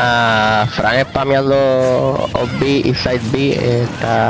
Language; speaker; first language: Spanish; native; Spanish